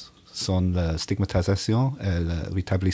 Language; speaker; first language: French; non-native, learner; English